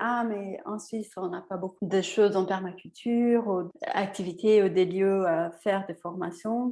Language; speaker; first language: French; non-native, fluent; Portuguese